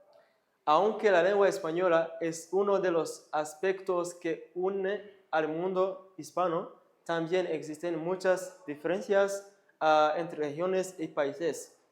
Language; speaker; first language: Spanish; non-native, fluent; Kinyarwanda